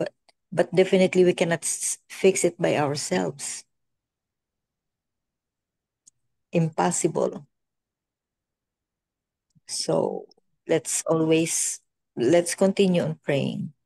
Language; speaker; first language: English; non-native, local second language; Filipino